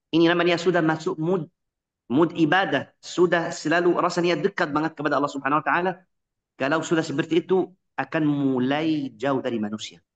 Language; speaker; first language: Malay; non-native, fluent; Arabic